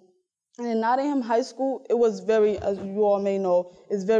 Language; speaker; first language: English; early bilingual, other home language; Somali